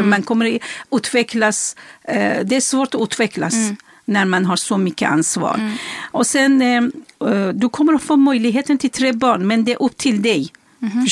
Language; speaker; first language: Swedish; non-native, fluent; Persian